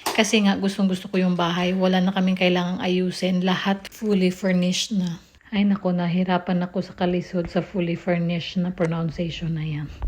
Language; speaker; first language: Filipino; non-native, local second language; Cebuano